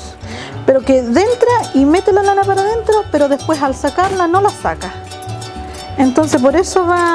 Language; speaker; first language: Spanish; native; Spanish